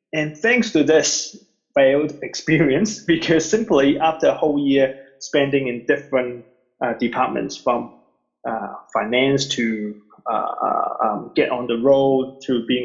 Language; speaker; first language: English; non-native, local second language; Cantonese